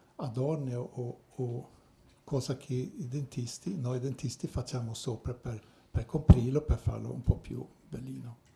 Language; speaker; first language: Italian; non-native, learner; Swedish